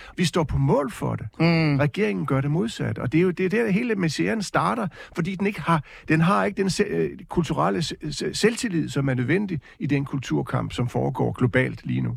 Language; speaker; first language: Danish; native; Danish